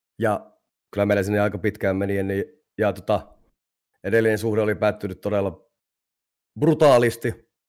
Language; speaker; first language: Finnish; native; Finnish